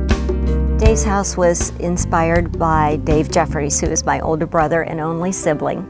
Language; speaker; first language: English; native; English